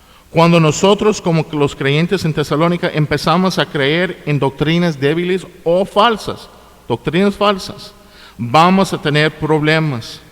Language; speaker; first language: Spanish; non-native, fluent; English